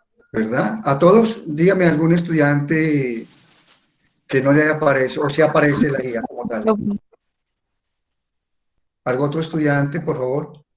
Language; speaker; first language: Spanish; native; Spanish